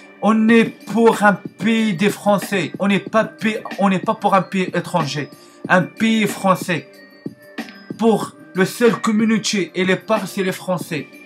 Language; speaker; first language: French; non-native, learner; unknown